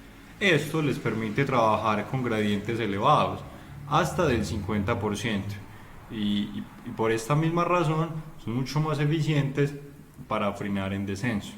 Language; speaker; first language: Spanish; native; Spanish